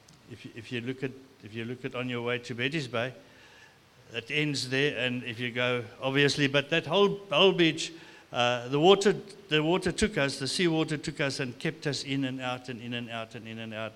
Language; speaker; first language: English; non-native, local second language; Afrikaans